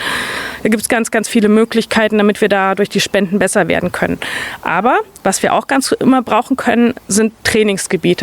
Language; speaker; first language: German; native; German